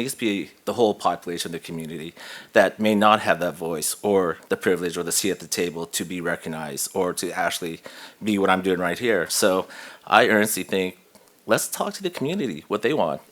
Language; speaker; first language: English; native; English